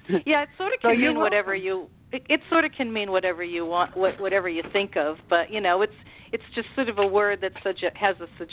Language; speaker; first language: English; native; English